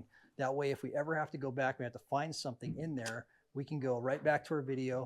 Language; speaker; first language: English; native; English